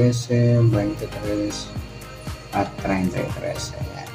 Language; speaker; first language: Filipino; native; Filipino